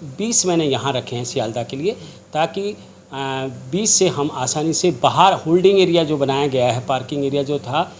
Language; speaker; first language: Hindi; native; Hindi